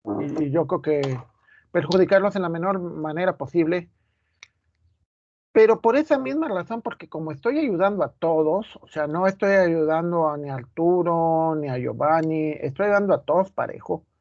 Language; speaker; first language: Spanish; native; Spanish